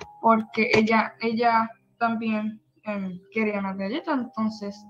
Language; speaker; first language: Spanish; early bilingual, heritage; Spanish